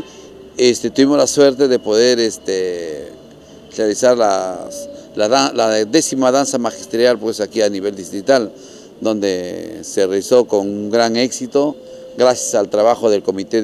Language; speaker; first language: Spanish; native; Spanish